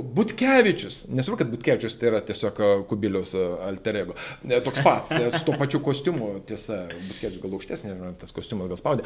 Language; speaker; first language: Lithuanian; non-native, local second language; Russian